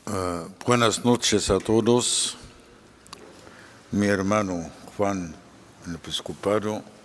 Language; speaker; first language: Spanish; non-native, fluent; Arabic